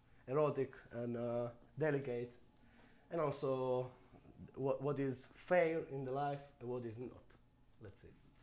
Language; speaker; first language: English; non-native, learner; Italian